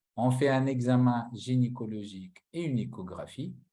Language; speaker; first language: French; non-native, local second language; Arabic